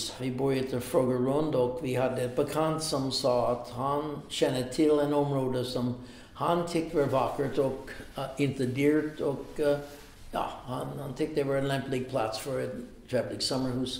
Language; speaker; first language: Swedish; non-native, fluent; English